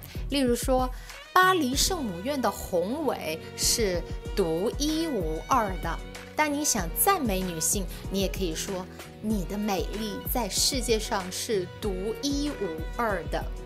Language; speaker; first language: Chinese; native; Chinese